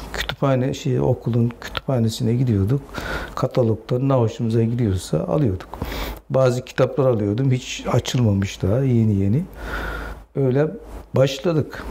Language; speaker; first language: Turkish; non-native, local second language; Zaza